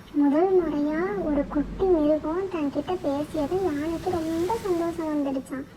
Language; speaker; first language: Tamil; native; Tamil